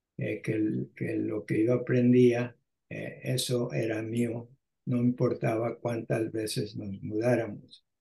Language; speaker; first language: Spanish; early bilingual, heritage; Spanish